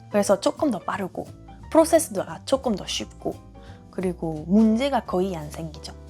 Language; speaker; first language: Korean; non-native, fluent; German